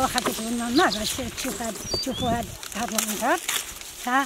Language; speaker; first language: Arabic; non-native, local second language; Central Atlas Tamazight